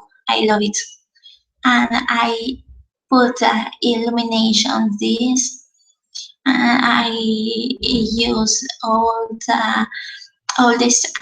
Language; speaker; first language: English; non-native, learner; Spanish